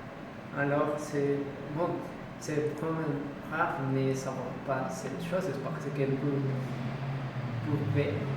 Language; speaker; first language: French; non-native, learner; Spanish